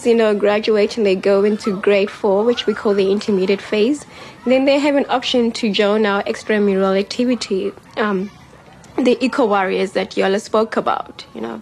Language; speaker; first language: English; non-native, local second language; Xhosa